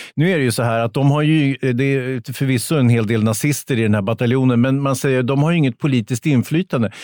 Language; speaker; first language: Swedish; native; Swedish